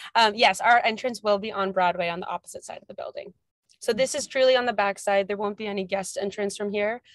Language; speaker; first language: English; native; English